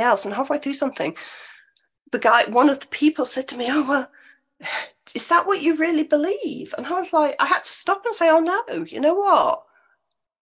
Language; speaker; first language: English; native; English